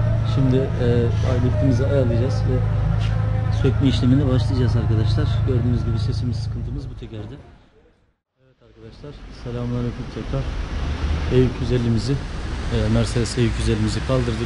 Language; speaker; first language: Turkish; native; Turkish